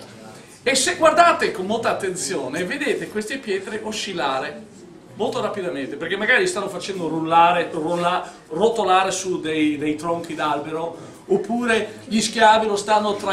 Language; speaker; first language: Italian; native; Italian